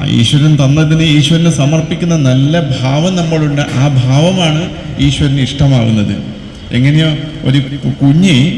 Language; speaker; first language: Malayalam; non-native, local second language; Kannada